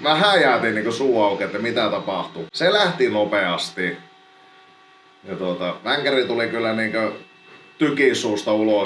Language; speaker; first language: Finnish; native; Finnish